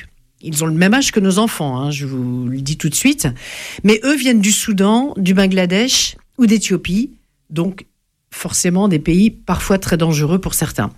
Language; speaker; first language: French; native; French